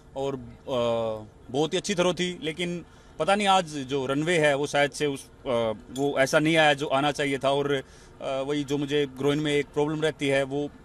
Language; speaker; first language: Hindi; native; Hindi